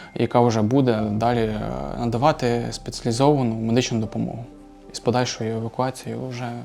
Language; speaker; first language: Ukrainian; native; Ukrainian